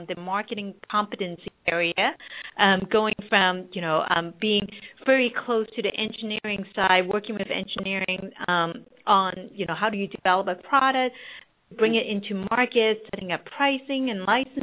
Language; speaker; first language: English; non-native, local second language; Cantonese